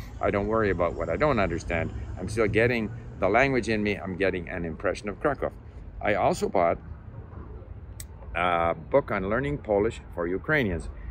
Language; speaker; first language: English; native; English